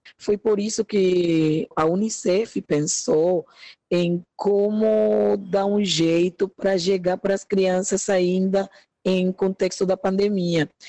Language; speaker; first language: Portuguese; non-native, fluent; Spanish